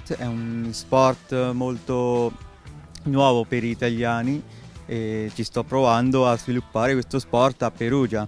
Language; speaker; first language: Italian; non-native, fluent; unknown